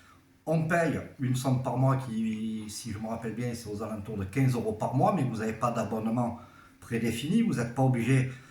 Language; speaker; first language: French; native; French